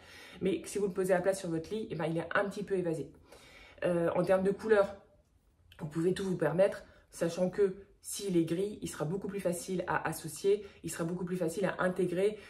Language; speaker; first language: French; native; French